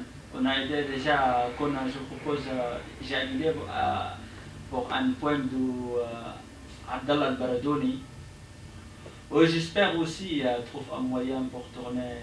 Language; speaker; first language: French; non-native, learner; Arabic